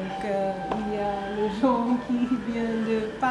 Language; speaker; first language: French; non-native, learner; English